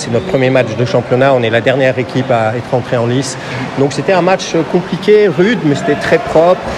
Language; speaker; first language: French; native; French